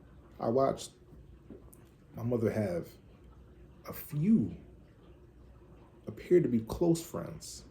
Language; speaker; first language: English; native; English